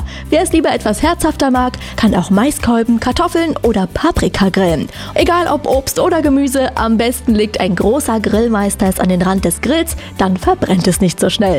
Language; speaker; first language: German; native; German